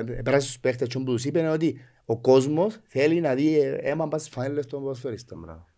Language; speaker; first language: Greek; native; Greek